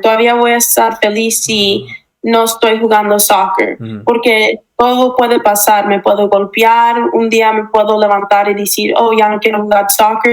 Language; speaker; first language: Spanish; early bilingual, heritage; English